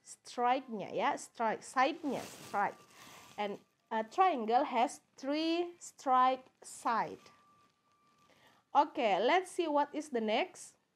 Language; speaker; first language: English; non-native, learner; Indonesian